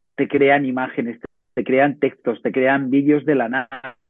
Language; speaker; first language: Spanish; native; Spanish